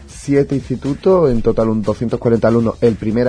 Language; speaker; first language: Spanish; native; Spanish